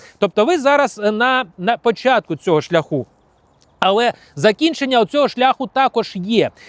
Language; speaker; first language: Ukrainian; non-native, local second language; Russian